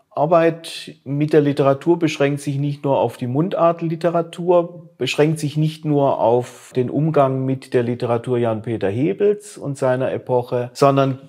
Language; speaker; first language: German; non-native, local second language; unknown